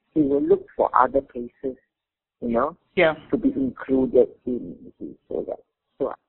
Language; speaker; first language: English; non-native, local second language; Min Nan Chinese